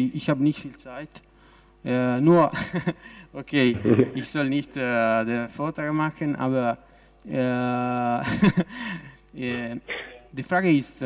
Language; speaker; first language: German; non-native, local second language; Italian